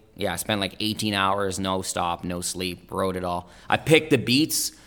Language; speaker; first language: English; non-native, fluent; German